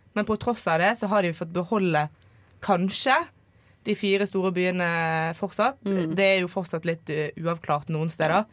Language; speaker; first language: Norwegian; native; Norwegian